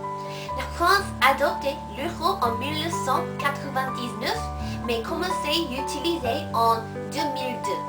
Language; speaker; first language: French; non-native, learner; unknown